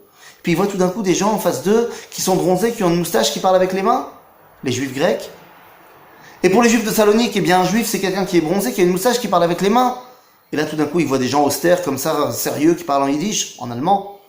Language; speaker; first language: French; native; French